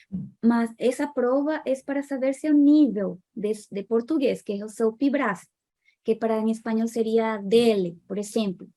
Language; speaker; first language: Portuguese; non-native, fluent; Spanish